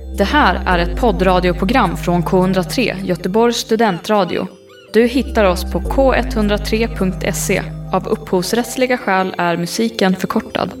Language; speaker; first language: Swedish; native; Swedish